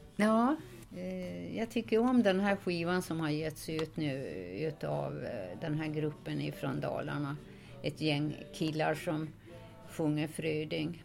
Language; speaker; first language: Swedish; native; Swedish